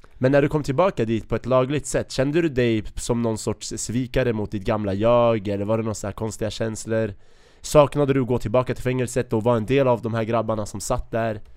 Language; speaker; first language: Swedish; early bilingual, other home language; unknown